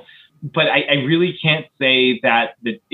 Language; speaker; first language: English; native; English